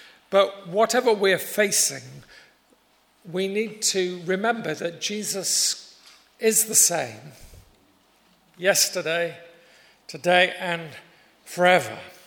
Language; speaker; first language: English; native; English